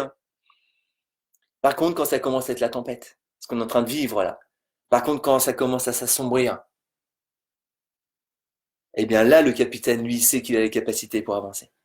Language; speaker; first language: French; native; French